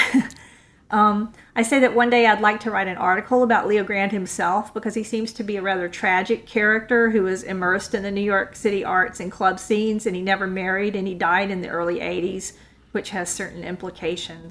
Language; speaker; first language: English; native; English